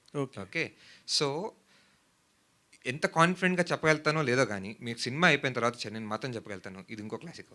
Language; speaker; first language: Telugu; native; Telugu